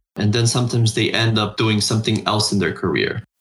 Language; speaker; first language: English; non-native, fluent; Spanish